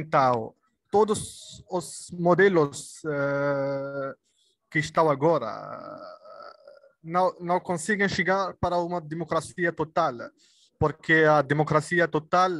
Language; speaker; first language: Portuguese; non-native, learner; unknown